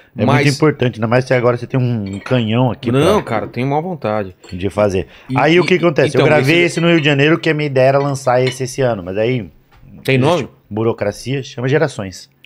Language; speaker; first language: Portuguese; native; Portuguese